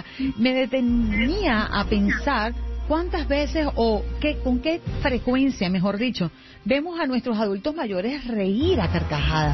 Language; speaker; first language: Spanish; native; Spanish